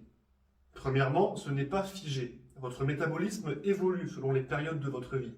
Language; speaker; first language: French; native; French